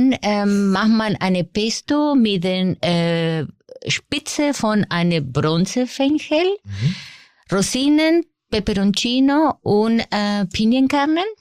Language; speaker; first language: German; non-native, fluent; Spanish